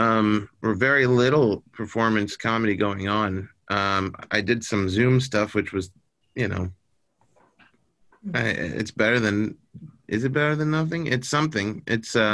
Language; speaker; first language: English; native; English